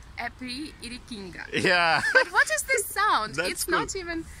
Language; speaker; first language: English; non-native, fluent; Russian